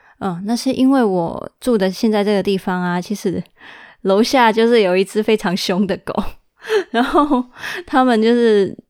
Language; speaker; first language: Chinese; early bilingual, heritage; Chinese